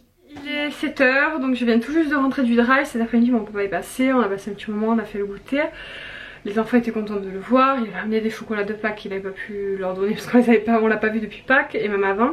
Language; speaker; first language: French; native; French